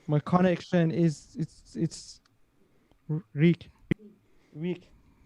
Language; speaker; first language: English; non-native, learner; Persian